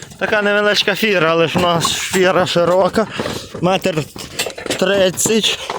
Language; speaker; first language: Ukrainian; native; Ukrainian